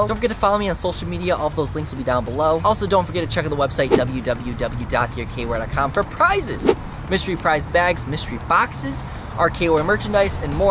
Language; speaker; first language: English; native; English